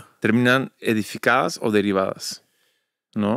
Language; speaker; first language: Spanish; early bilingual, other home language; English